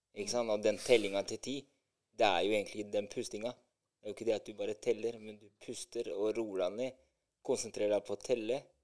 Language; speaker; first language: Norwegian; early bilingual, other home language; Albanian